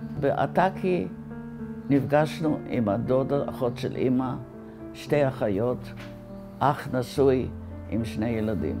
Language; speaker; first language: Hebrew; non-native, fluent; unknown